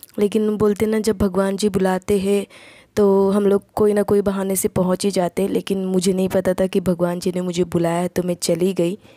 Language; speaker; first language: Hindi; non-native, local second language; Marathi